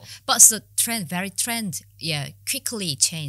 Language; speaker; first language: English; non-native, learner; Korean